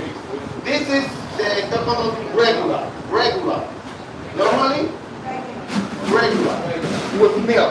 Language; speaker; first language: English; non-native, learner; Spanish